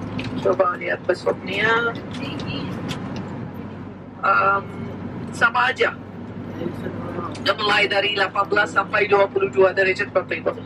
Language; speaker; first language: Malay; non-native, fluent; Turkish